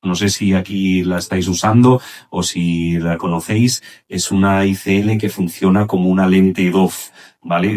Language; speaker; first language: Spanish; native; Spanish